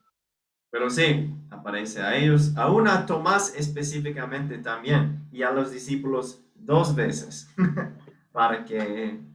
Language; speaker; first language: Spanish; non-native, fluent; English